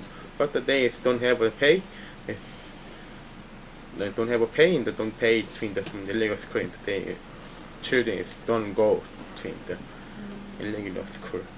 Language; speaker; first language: English; non-native, learner; Korean